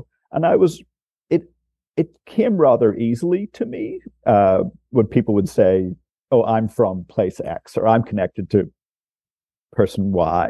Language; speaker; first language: English; native; English